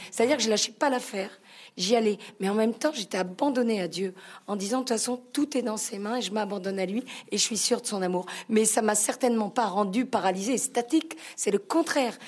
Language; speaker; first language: French; native; French